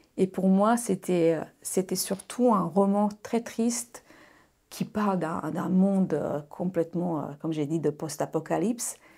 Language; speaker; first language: French; non-native, fluent; Bosnian